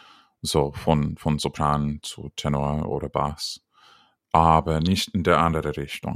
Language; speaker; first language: German; non-native, fluent; English